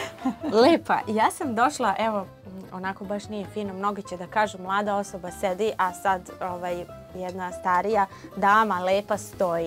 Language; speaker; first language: Serbian; native; Serbian